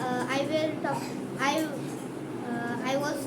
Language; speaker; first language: English; non-native, learner; Marathi